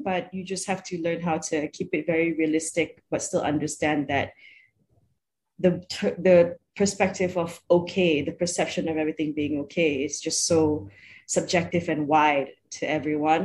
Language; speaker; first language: English; non-native, local second language; Malay